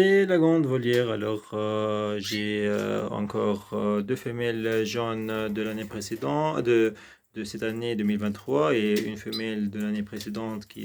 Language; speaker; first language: French; non-native, local second language; Arabic